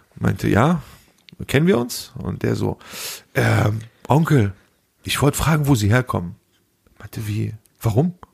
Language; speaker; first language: German; early bilingual, other home language; Turkish